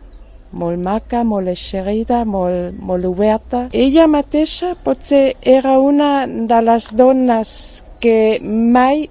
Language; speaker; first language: Catalan; non-native, fluent; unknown